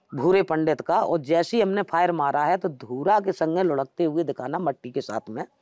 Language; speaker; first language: Hindi; native; Hindi